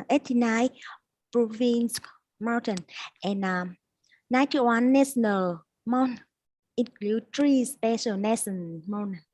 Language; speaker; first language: English; non-native, learner; Vietnamese